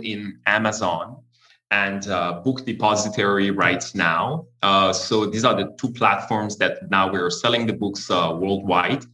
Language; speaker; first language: English; non-native, fluent; Persian